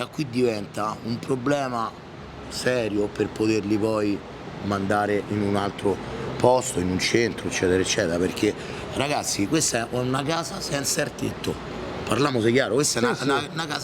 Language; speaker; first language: Italian; native; Italian